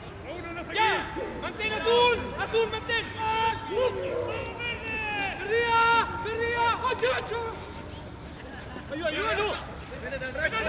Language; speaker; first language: Spanish; native; Spanish